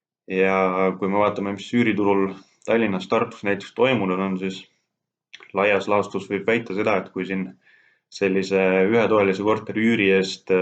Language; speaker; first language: Estonian; native; Estonian